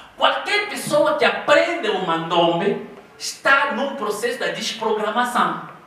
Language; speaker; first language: Portuguese; non-native, local second language; Kongo